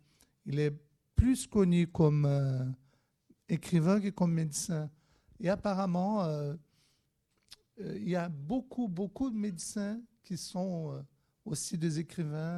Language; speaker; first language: French; non-native, fluent; Portuguese